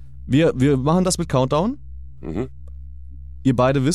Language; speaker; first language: German; native; German